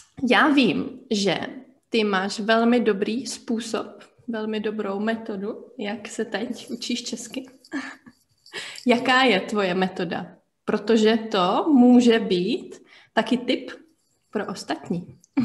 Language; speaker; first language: Czech; native; Czech